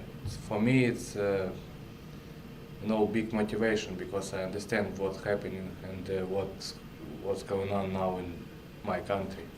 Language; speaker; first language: English; non-native, learner; Russian